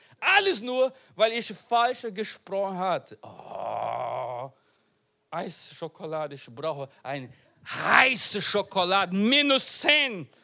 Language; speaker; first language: German; non-native, learner; Portuguese